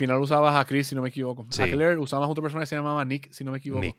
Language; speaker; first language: Spanish; native; Spanish